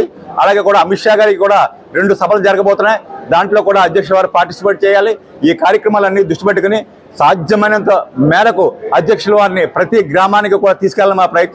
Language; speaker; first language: Telugu; native; Telugu